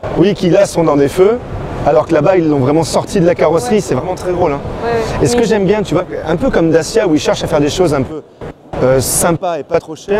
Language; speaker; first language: French; native; French